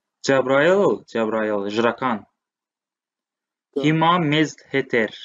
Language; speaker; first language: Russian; non-native, learner; Azerbaijani